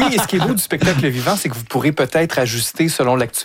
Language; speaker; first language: French; native; French